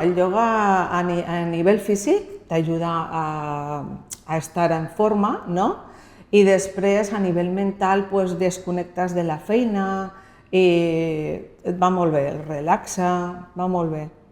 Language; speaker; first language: Catalan; non-native, local second language; Spanish